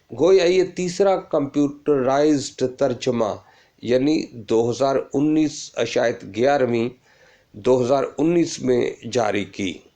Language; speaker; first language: Urdu; non-native, local second language; Punjabi